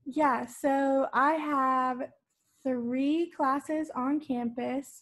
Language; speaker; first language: English; native; English